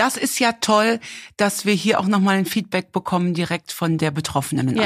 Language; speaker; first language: German; native; German